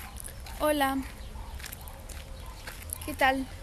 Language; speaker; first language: Spanish; non-native, fluent; Bulgarian